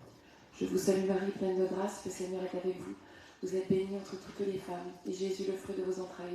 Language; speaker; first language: French; native; French